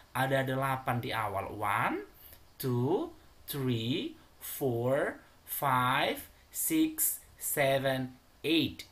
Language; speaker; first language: English; non-native, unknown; Indonesian